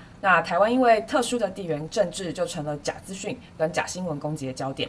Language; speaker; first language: Chinese; native; Chinese